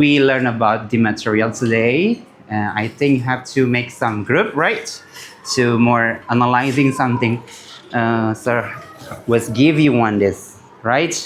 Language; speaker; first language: English; non-native, learner; Indonesian